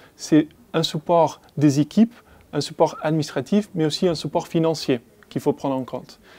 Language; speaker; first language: French; non-native, fluent; Portuguese